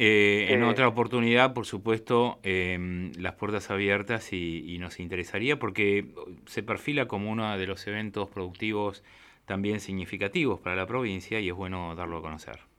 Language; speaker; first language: Spanish; native; Spanish